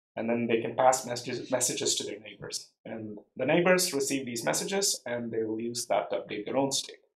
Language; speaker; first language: English; non-native, local second language; Tamil